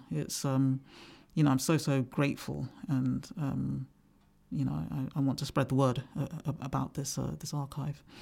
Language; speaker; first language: English; native; English